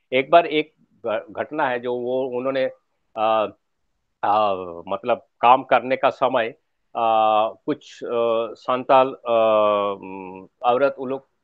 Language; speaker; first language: Hindi; non-native, local second language; Bangla